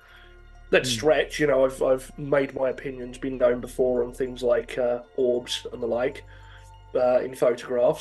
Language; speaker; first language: English; native; English